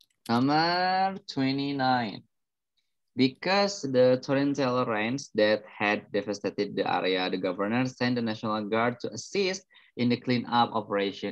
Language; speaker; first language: English; non-native, fluent; Indonesian